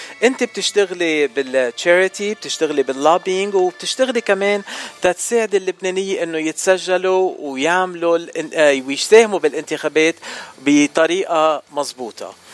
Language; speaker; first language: Arabic; native; Arabic